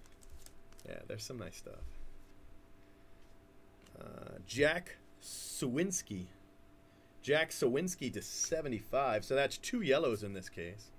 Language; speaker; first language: English; native; English